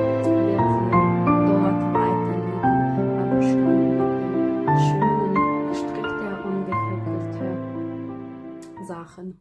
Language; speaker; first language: German; non-native, fluent; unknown